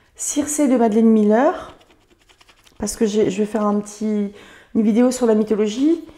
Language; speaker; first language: French; native; French